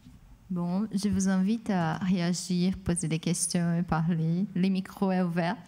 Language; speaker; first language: French; non-native, fluent; Portuguese